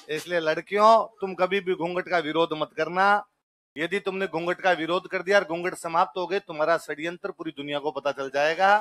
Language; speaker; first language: Hindi; native; Hindi